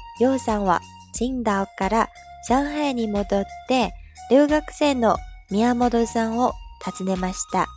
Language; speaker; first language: Japanese; non-native, fluent; Chinese